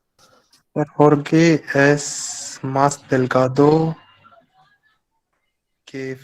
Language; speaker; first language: Spanish; non-native, learner; Hindi